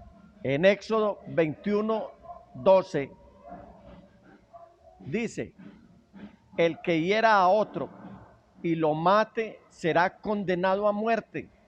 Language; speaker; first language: Spanish; native; Spanish